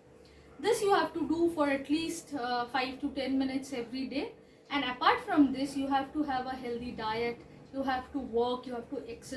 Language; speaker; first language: English; non-native, local second language; Bangla